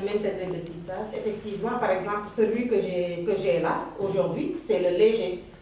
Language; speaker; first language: French; non-native, local second language; Wolof